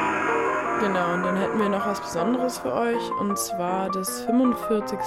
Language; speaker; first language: German; native; German